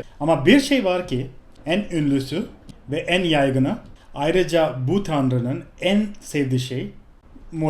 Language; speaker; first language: Turkish; non-native, fluent; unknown